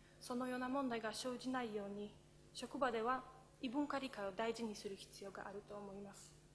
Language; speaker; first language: Japanese; non-native, fluent; Polish